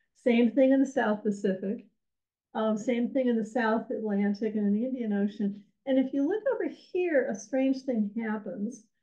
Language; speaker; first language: English; native; English